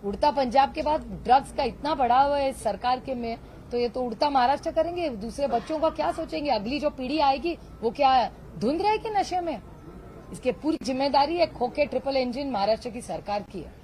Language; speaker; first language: Hindi; non-native, local second language; Marathi